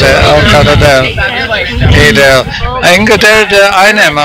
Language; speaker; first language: Turkish; non-native, learner; English